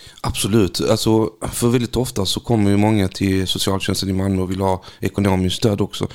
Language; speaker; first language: Swedish; early bilingual, other home language; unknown